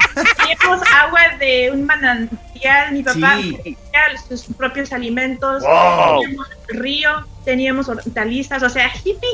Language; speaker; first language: Spanish; early bilingual, other home language; English